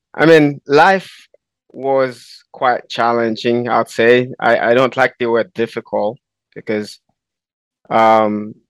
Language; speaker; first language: English; non-native, fluent; Haitian Creole